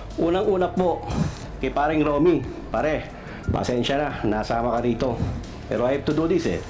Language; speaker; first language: Filipino; non-native, local second language; Cebuano